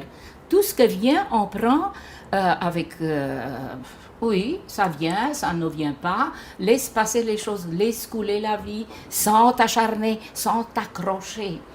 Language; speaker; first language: French; non-native, fluent; Romanian